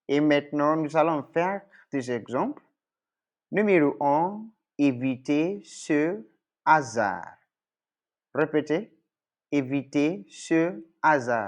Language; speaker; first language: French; non-native, local second language; English